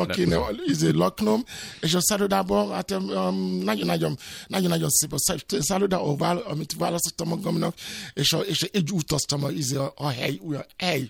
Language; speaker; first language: Hungarian; non-native, fluent; Yoruba